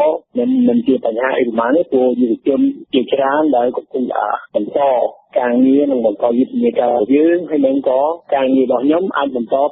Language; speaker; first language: Khmer; non-native, fluent; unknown